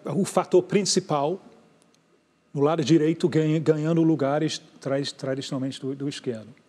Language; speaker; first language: Portuguese; non-native, fluent; English